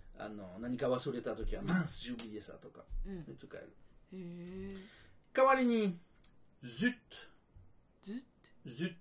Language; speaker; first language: Japanese; non-native, fluent; French